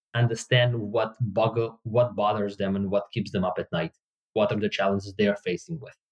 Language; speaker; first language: English; non-native, fluent; Hebrew